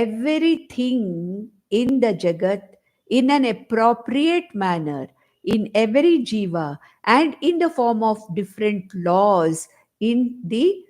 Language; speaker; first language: English; non-native, local second language; Konkani